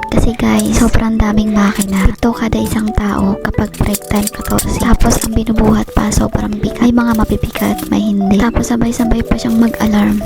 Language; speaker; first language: Filipino; native; Filipino